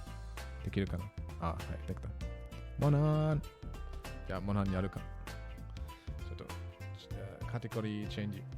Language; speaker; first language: Japanese; non-native, learner; German